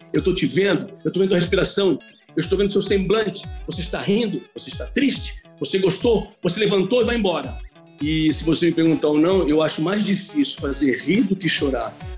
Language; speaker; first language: Portuguese; native; Portuguese